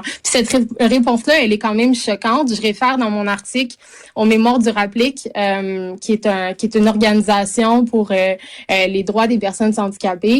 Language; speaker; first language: French; native; French